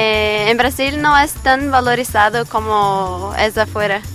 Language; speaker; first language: Spanish; non-native, learner; Portuguese